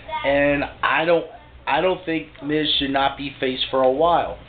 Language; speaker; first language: English; native; English